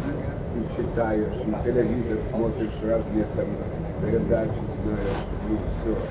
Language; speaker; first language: Russian; non-native, fluent; Lithuanian